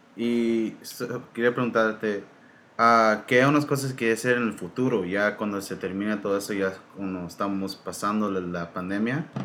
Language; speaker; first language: Spanish; early bilingual, heritage; Spanish